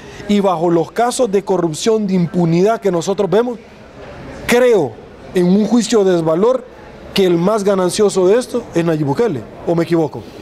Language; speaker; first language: Spanish; native; Spanish